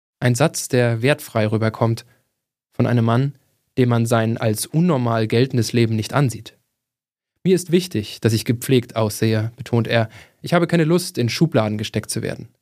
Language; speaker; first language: German; native; German